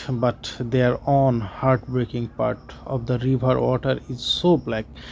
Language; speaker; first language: English; non-native, local second language; Bangla